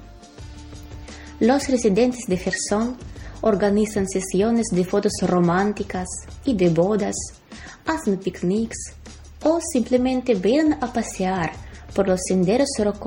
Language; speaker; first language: Spanish; non-native, fluent; Ukrainian